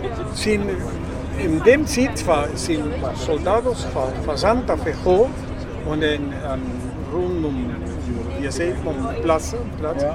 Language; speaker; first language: German; early bilingual, heritage; Spanish